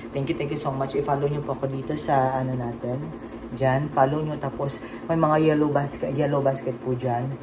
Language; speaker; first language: Filipino; non-native, local second language; Waray